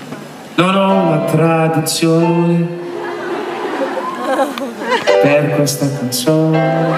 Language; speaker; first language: Italian; non-native, fluent; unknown